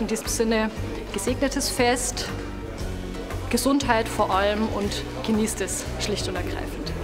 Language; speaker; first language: German; native; German